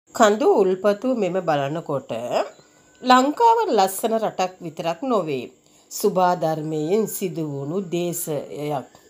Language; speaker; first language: Sinhala; non-native, local second language; Tamil